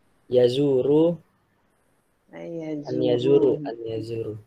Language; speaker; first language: Arabic; non-native, learner; Indonesian